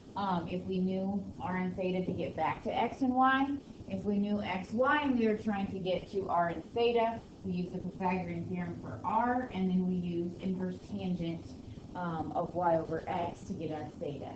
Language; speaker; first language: English; native; English